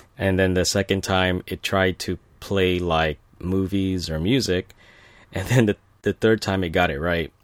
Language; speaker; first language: English; early bilingual, other home language; Filipino